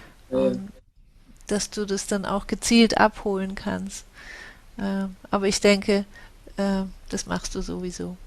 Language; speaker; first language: German; native; German